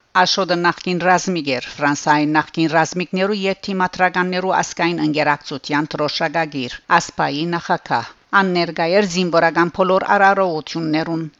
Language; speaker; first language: Armenian; native; Armenian